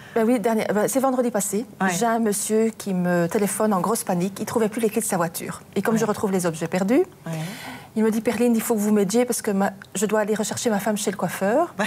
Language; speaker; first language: French; native; French